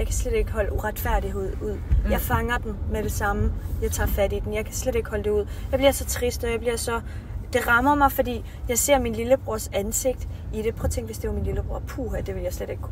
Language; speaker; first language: Danish; early bilingual, other home language; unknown